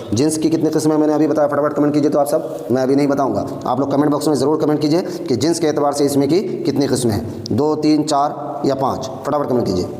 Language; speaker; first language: Urdu; native; Urdu